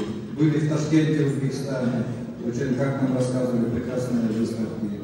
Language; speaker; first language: Russian; non-native, local second language; Kyrgyz